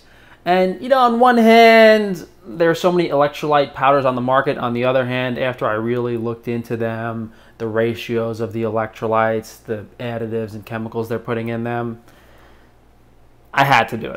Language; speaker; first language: English; native; English